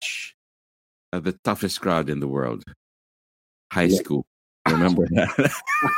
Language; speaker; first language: English; non-native, local second language; Filipino